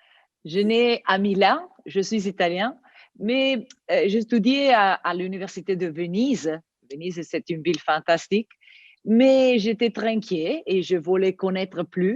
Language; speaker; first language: French; non-native, fluent; Italian